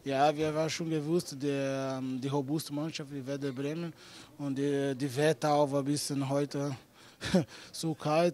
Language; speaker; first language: German; non-native, learner; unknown